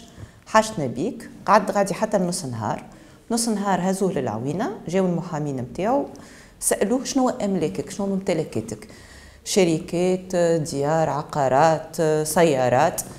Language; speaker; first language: Arabic; native; Arabic